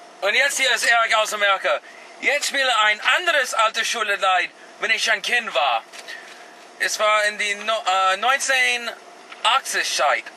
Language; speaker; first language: German; non-native, learner; English